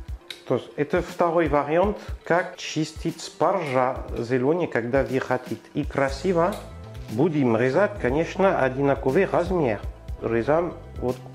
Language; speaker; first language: Russian; non-native, learner; French